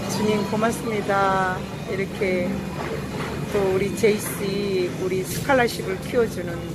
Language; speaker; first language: Korean; native; Korean